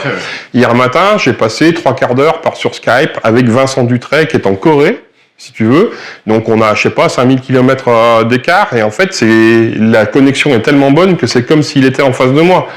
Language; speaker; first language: French; native; French